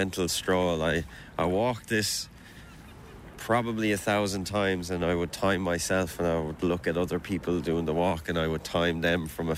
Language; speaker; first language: English; native; English